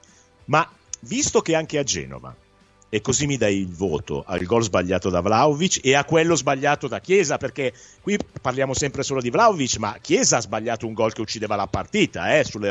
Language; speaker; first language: Italian; native; Italian